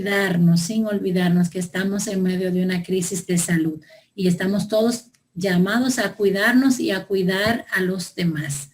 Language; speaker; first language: Spanish; native; Spanish